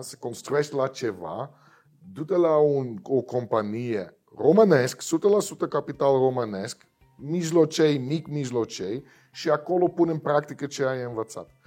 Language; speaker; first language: Romanian; non-native, learner; Dutch